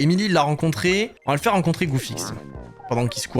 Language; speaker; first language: French; native; French